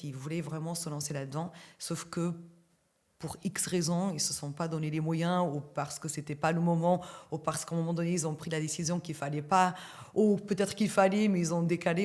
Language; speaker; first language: French; native; French